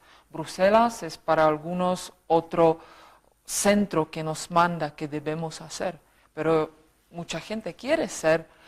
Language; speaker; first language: Spanish; non-native, fluent; Czech